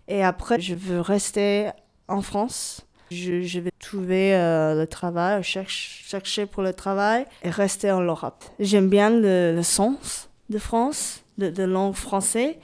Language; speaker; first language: French; non-native, learner; English